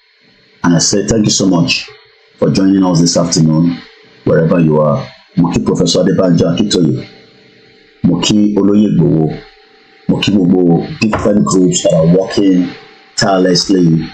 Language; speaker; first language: English; non-native, local second language; Yoruba